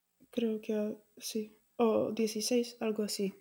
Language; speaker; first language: Spanish; non-native, fluent; English